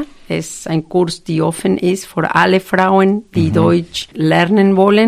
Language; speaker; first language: German; non-native, fluent; Spanish